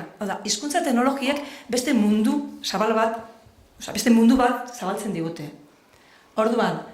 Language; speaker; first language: Basque; native; Basque